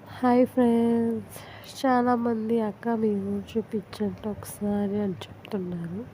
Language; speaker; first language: Telugu; non-native, local second language; Urdu